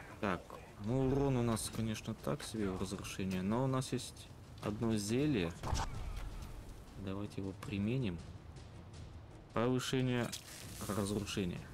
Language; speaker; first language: Russian; native; Russian